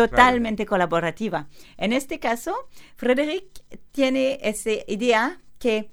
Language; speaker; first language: Spanish; non-native, learner; French